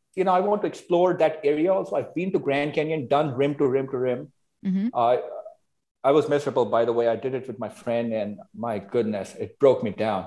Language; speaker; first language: English; non-native, local second language; Hindi